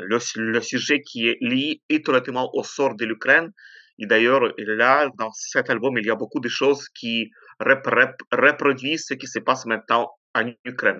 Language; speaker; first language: French; non-native, fluent; Ukrainian